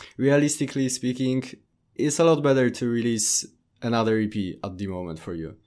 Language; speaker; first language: English; non-native, fluent; Polish